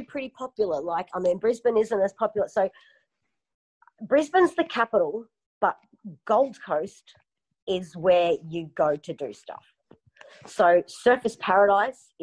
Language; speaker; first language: English; native; English